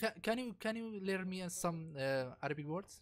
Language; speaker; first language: English; non-native, learner; Central Kurdish